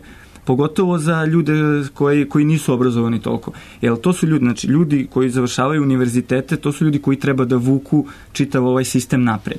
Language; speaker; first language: Serbian; native; Serbian